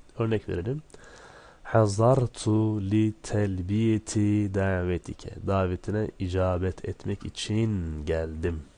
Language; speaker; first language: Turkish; native; Turkish